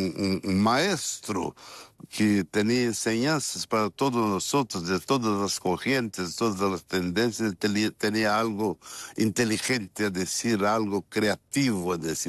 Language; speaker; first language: Spanish; non-native, fluent; Portuguese